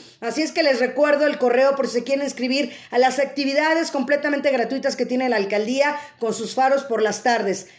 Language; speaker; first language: Spanish; native; Spanish